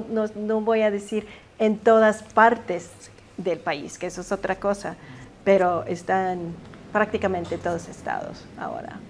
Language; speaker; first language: Spanish; early bilingual, heritage; Spanish